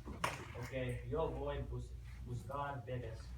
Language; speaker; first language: Spanish; non-native, learner; English